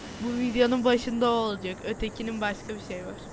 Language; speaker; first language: Turkish; native; Turkish